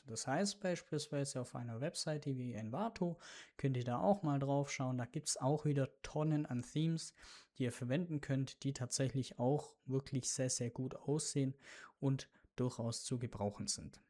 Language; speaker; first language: German; native; German